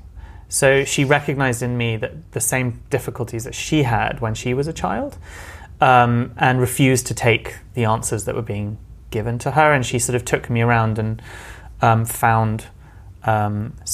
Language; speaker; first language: English; native; English